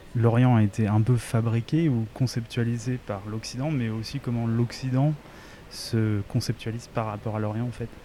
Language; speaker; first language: French; native; French